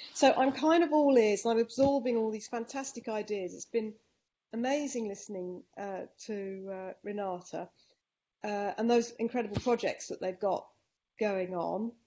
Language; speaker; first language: English; non-native, fluent; Dutch